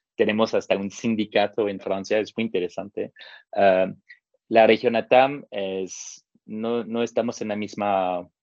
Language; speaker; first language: Spanish; non-native, fluent; French